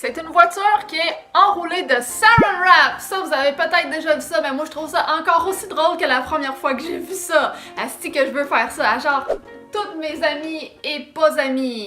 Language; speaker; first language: French; native; French